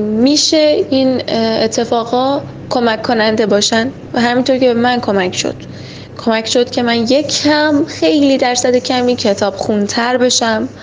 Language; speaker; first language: Persian; native; Persian